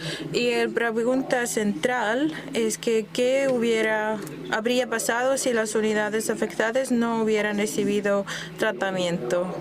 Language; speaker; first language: Spanish; non-native, fluent; German